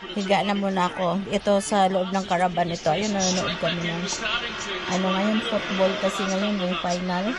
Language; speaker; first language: Filipino; non-native, local second language; Cebuano